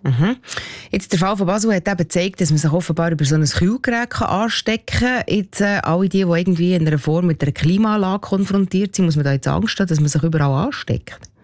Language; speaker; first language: German; native; German